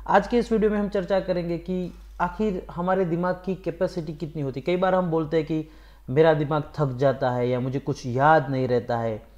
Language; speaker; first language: Hindi; non-native, local second language; Gujarati